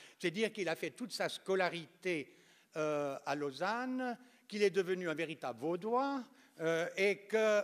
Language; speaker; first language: French; native; French